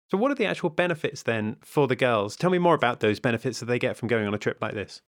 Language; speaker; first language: English; native; English